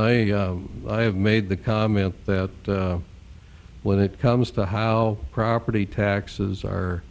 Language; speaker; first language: English; native; English